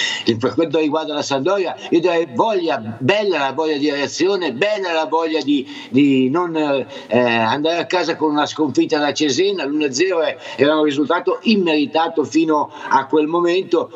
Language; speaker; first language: Italian; native; Italian